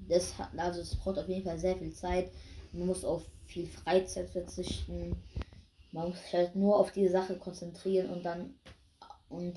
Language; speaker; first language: German; early bilingual, other home language; Urdu